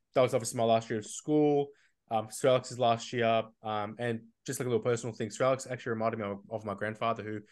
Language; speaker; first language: English; native; English